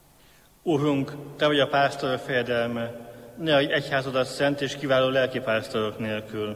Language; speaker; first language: Hungarian; native; Hungarian